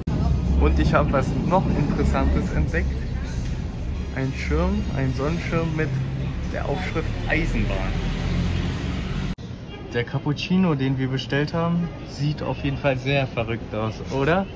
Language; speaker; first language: German; native; German